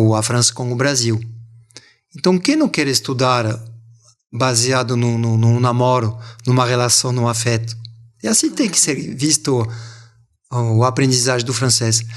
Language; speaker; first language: Portuguese; non-native, fluent; French